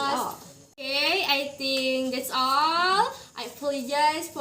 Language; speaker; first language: English; non-native, learner; Indonesian